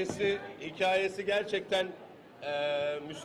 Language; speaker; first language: Turkish; native; Turkish